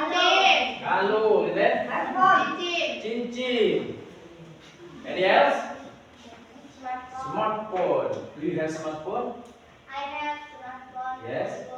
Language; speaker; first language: English; non-native, learner; Indonesian